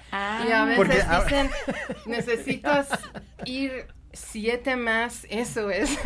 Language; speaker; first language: Spanish; non-native, fluent; Persian